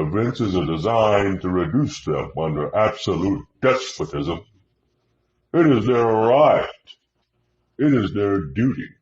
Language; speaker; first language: English; native; English